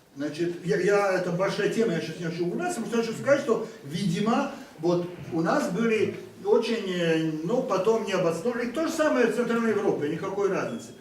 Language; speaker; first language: Russian; non-native, fluent; Hungarian